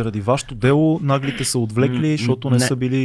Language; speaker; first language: Bulgarian; native; Bulgarian